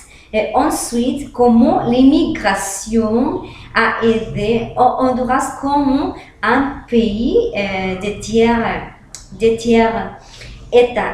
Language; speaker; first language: French; non-native, learner; Spanish